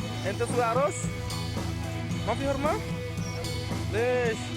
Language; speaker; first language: Arabic; non-native, learner; Hindi